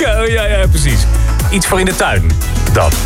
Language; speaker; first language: Dutch; native; Dutch